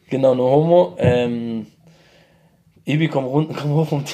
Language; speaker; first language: German; native; German